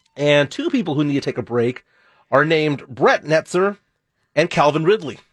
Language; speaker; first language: English; native; English